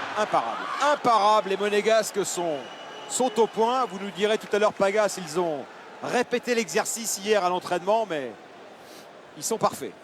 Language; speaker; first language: French; native; French